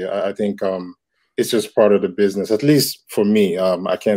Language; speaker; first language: English; non-native, local second language; Yoruba